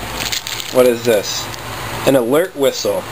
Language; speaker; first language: English; native; English